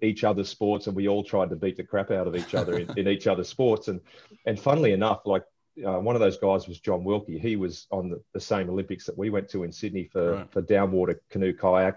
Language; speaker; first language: English; native; English